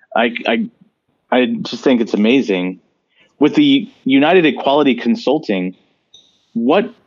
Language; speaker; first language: English; native; English